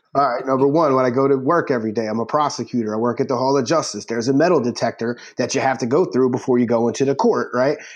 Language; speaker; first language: English; native; English